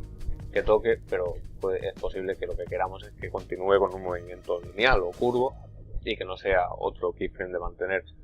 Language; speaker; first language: Spanish; native; Spanish